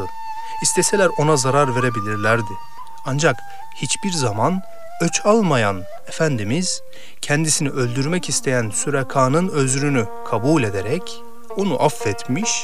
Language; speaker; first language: Turkish; native; Turkish